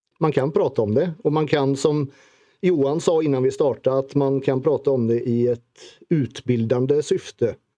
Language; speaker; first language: Swedish; native; Swedish